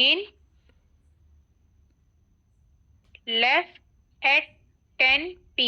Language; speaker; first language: English; non-native, learner; Hindi